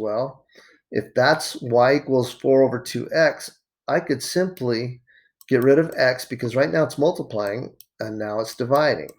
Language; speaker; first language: English; native; English